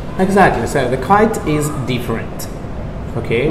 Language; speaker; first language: English; non-native, fluent; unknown